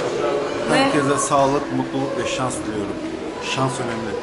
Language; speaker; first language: Turkish; non-native, learner; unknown